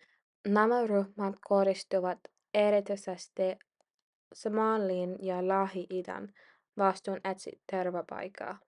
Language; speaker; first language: Finnish; non-native, learner; English